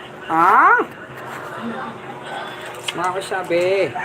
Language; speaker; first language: Filipino; native; Filipino